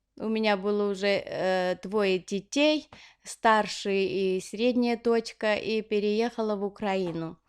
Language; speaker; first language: Russian; non-native, local second language; Armenian